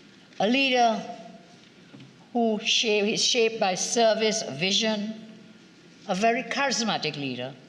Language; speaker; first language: English; native; English